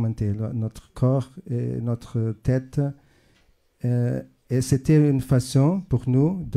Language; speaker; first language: French; non-native, fluent; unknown